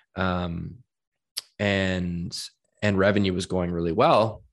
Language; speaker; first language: English; native; English